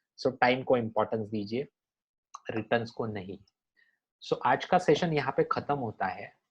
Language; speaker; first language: Hindi; non-native, local second language; Marathi